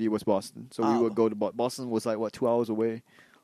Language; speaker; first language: English; non-native, local second language; Chinese